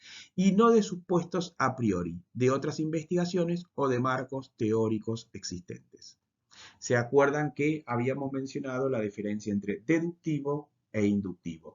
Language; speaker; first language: Spanish; native; Spanish